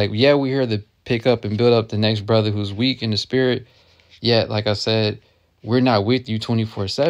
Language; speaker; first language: English; native; English